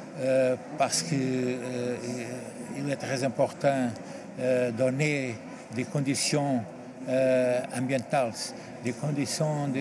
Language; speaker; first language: French; non-native, learner; Portuguese